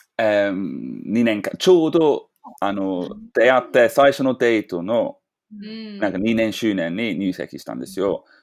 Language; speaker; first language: Japanese; non-native, fluent; English